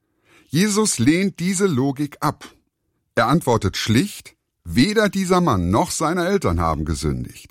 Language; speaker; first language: German; native; German